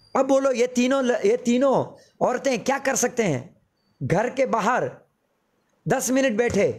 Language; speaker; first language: Hindi; non-native, local second language; Malayalam